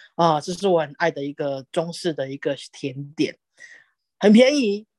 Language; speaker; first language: Chinese; native; Chinese